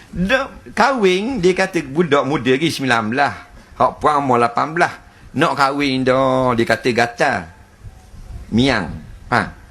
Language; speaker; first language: Malay; native; Malay